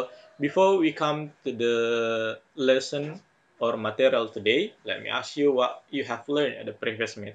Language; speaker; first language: English; non-native, fluent; Indonesian